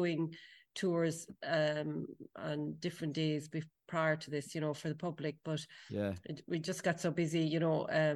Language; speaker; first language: English; native; English